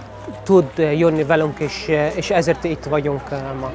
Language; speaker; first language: Hungarian; non-native, learner; Arabic